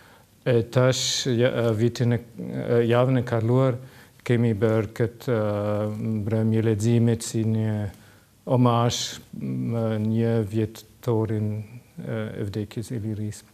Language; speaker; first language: Albanian; non-native, learner; German